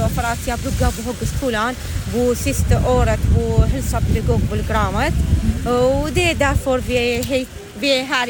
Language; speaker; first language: Swedish; non-native, learner; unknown